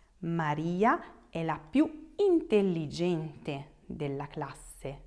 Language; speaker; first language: Italian; native; Italian